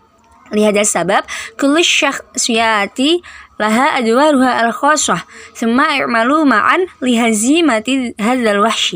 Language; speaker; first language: Arabic; non-native, learner; Indonesian